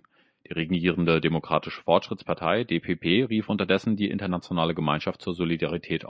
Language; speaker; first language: German; native; German